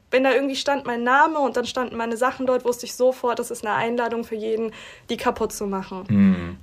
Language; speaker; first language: German; early bilingual, other home language; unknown